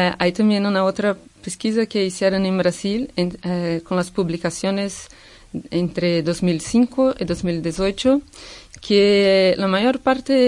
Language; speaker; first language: Spanish; non-native, fluent; Portuguese